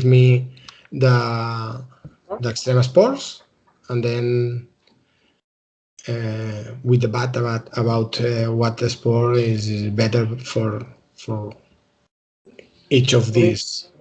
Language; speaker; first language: English; non-native, learner; Spanish